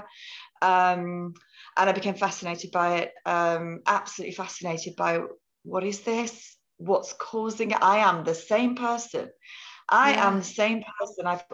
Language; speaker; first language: English; native; English